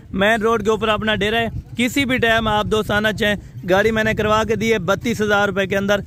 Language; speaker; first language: Urdu; non-native, local second language; Saraiki